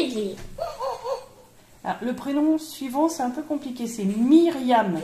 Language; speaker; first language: French; native; French